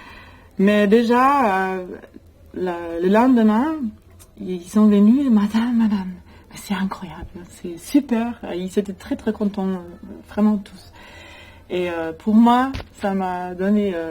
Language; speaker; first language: French; non-native, fluent; German